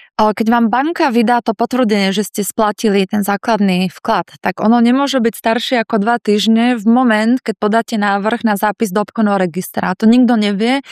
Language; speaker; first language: Slovak; native; Slovak